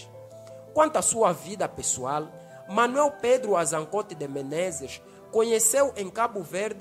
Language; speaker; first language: Portuguese; native; Portuguese